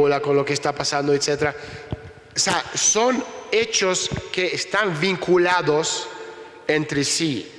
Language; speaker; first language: Spanish; non-native, fluent; Russian